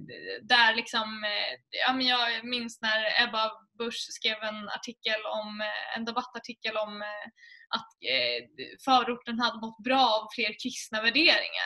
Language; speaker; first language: Swedish; native; Swedish